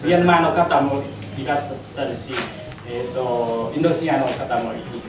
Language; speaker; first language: Japanese; non-native, fluent; Vietnamese